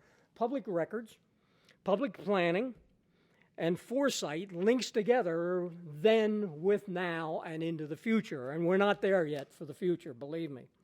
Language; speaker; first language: English; native; English